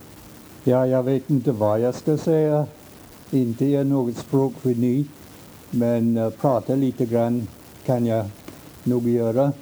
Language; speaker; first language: Swedish; early bilingual, heritage; Swedish